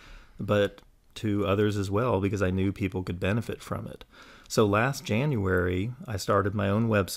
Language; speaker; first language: English; native; English